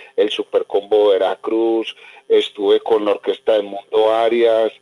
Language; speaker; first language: Spanish; native; Spanish